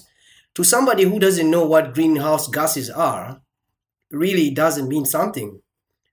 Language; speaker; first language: English; non-native, local second language; Nyanja